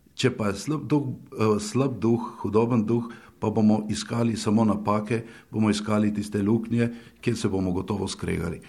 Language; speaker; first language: Slovenian; native; Slovenian